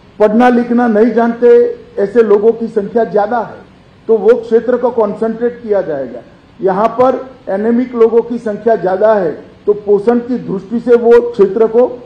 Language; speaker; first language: Hindi; non-native, local second language; Gujarati